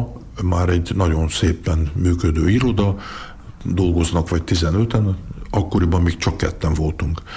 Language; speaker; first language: Hungarian; early bilingual, heritage; Hungarian